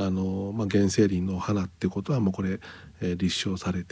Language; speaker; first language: Japanese; native; Japanese